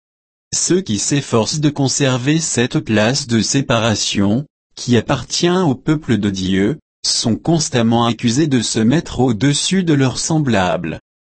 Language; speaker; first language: French; native; French